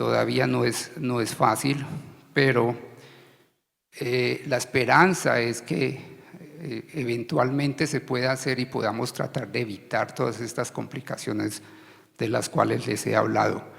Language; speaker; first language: Spanish; native; Spanish